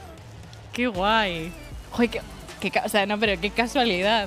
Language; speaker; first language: Spanish; native; Spanish